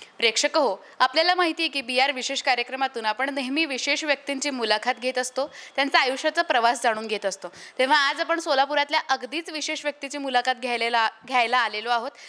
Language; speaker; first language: Marathi; native; Marathi